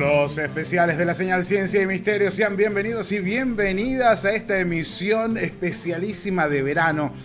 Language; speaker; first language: Spanish; native; Spanish